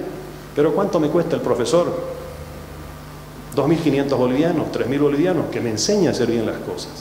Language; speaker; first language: Spanish; native; Spanish